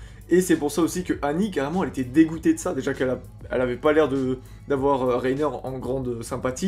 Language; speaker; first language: French; native; French